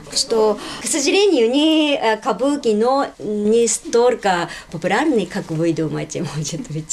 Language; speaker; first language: Russian; non-native, learner; Japanese